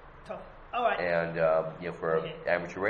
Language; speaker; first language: English; native; English